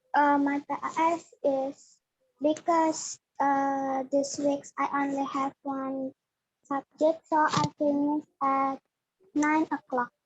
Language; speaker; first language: English; non-native, learner; Indonesian